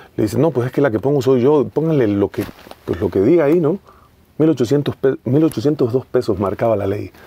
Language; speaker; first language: Spanish; native; Spanish